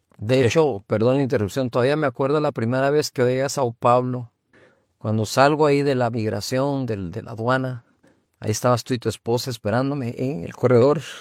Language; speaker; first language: Spanish; native; Spanish